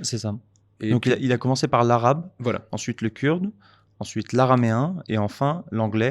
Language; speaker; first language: French; native; French